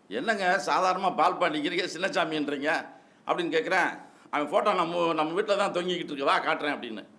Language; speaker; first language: Tamil; native; Tamil